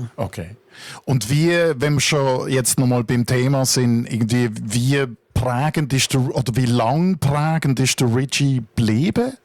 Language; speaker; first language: German; native; German